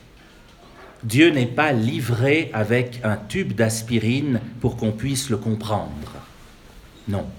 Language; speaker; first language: French; native; French